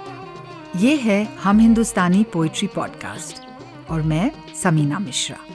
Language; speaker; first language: Hindi; native; Hindi